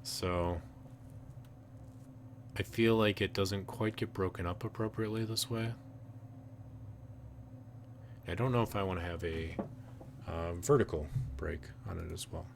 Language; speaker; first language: English; native; English